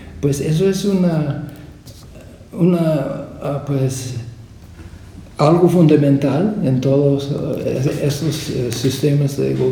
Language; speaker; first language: Spanish; non-native, fluent; English